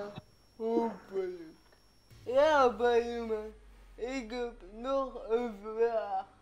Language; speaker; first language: Dutch; early bilingual, other home language; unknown